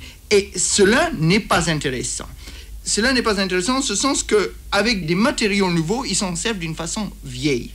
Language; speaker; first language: French; native; French